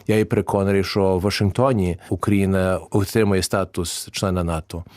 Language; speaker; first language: Ukrainian; early bilingual, heritage; Ukrainian